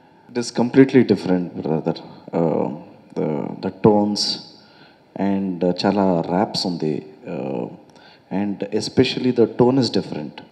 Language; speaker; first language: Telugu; non-native, learner; Kannada